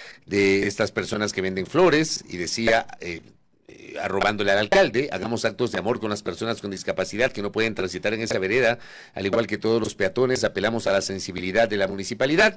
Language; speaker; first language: Spanish; native; Spanish